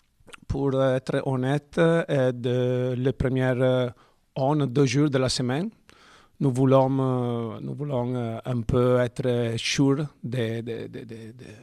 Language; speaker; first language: French; non-native, learner; Italian